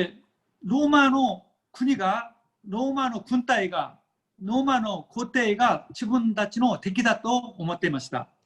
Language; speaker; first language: Japanese; non-native, fluent; Korean